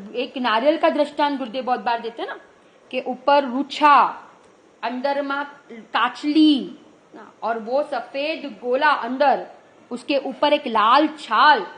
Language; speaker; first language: Hindi; non-native, local second language; Gujarati